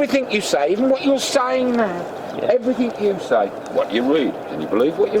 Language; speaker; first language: English; native; English